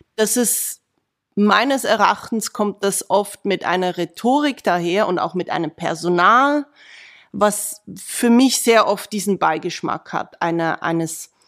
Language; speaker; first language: German; native; German